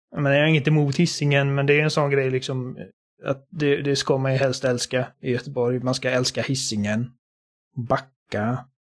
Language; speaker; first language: Swedish; native; Swedish